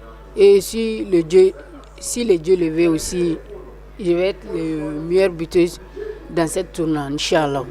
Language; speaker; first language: French; non-native, local second language; Bambara